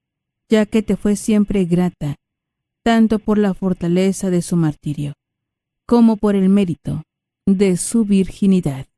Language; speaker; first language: Spanish; native; Spanish